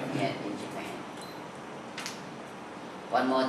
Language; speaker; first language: English; non-native, learner; Thai